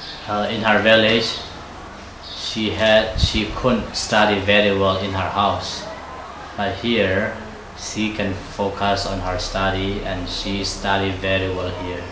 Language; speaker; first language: English; non-native, fluent; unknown